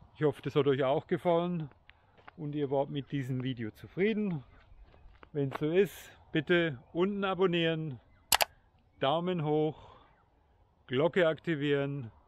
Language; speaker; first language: German; native; German